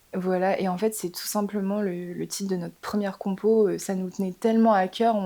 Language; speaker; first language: French; native; French